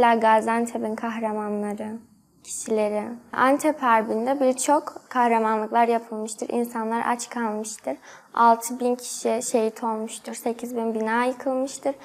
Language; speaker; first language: Turkish; native; Turkish